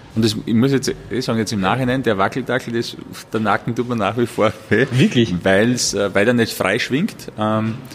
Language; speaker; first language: German; native; German